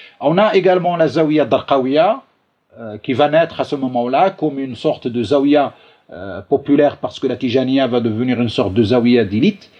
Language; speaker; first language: French; non-native, local second language; Arabic